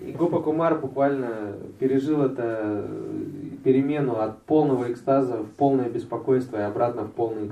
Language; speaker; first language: Russian; native; Russian